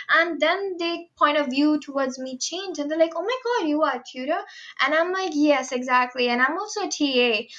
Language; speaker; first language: English; non-native, local second language; Hindi